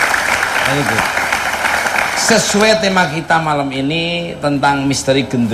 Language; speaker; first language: Indonesian; native; Indonesian